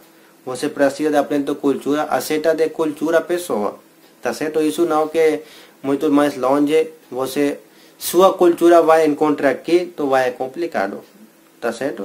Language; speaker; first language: Portuguese; non-native, learner; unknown